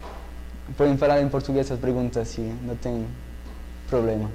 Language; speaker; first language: Portuguese; non-native, learner; French